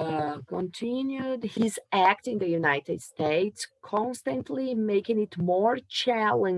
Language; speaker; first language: English; non-native, fluent; Portuguese